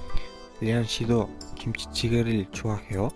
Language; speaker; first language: Korean; non-native, fluent; Kyrgyz